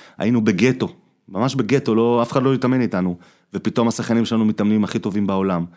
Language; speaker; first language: Hebrew; early bilingual, other home language; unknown